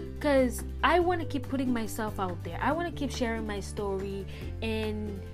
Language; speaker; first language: English; early bilingual, other home language; Haitian Creole